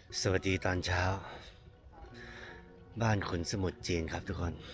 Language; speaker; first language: Thai; native; Thai